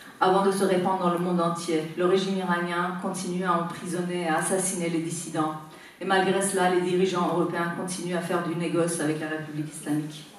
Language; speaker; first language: French; non-native, fluent; Persian